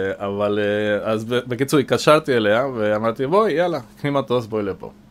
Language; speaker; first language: Hebrew; non-native, fluent; Spanish